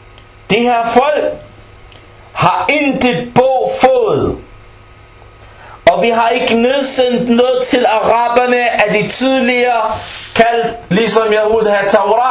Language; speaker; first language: Danish; non-native, fluent; Arabic